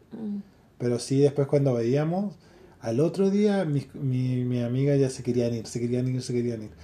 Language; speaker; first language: Spanish; native; Spanish